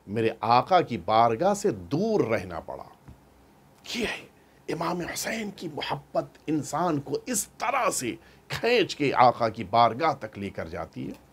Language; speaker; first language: Urdu; native; Urdu